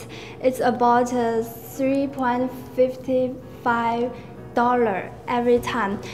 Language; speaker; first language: English; non-native, learner; Chinese